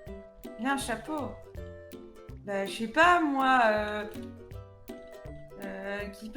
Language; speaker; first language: French; native; French